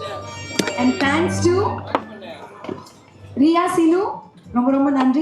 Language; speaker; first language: Tamil; native; Tamil